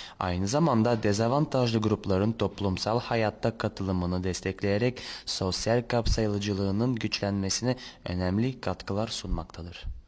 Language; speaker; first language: Turkish; native; Turkish